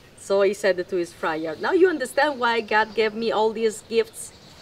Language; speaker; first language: English; non-native, fluent; Italian